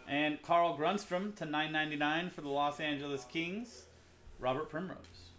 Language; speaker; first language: English; native; English